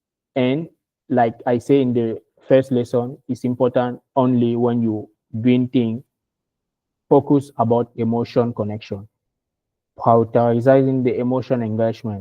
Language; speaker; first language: English; non-native, learner; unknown